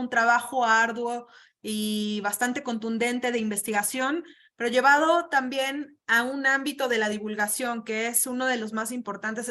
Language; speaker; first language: Spanish; native; Spanish